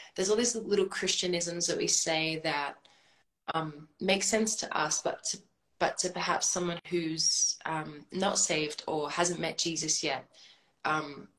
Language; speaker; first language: English; native; English